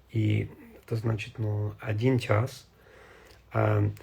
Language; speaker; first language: Russian; non-native, learner; English